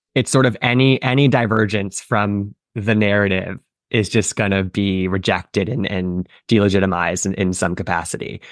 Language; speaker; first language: English; native; English